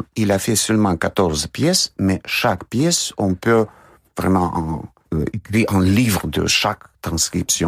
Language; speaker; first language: French; non-native, fluent; Russian